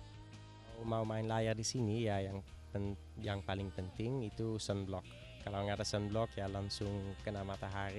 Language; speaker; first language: Indonesian; non-native, fluent; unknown